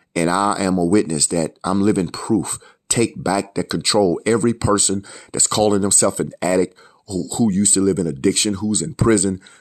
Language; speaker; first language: English; native; English